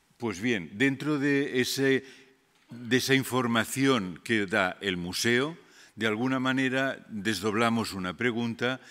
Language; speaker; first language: Spanish; non-native, local second language; Catalan